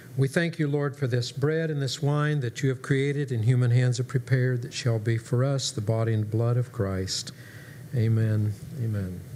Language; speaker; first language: English; native; English